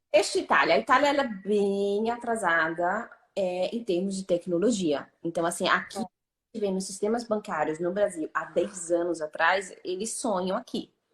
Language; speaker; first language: Portuguese; native; Portuguese